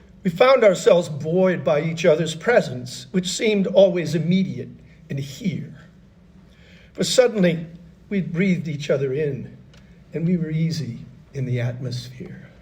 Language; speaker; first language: English; native; English